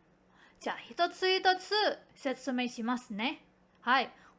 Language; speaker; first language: Japanese; non-native, fluent; Filipino